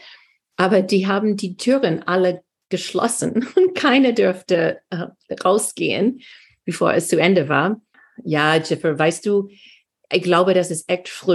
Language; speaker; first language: German; non-native, fluent; English